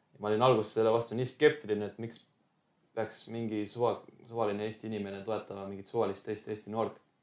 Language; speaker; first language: Estonian; non-native, fluent; German